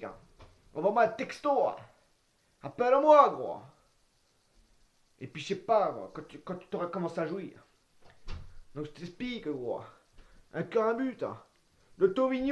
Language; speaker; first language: French; native; French